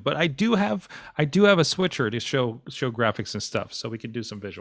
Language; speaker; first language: English; native; English